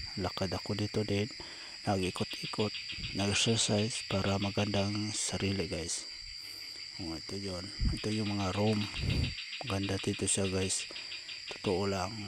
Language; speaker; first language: Filipino; non-native, local second language; Cebuano